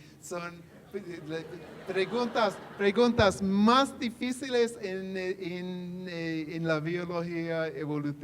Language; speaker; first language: Spanish; non-native, fluent; English